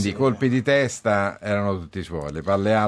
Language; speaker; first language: Italian; native; Italian